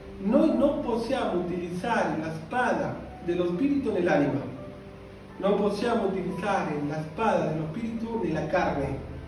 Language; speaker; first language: Italian; non-native, fluent; Spanish